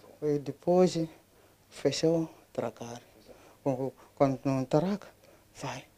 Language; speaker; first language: Portuguese; non-native, learner; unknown